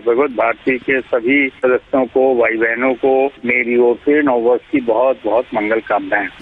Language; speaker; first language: Hindi; native; Hindi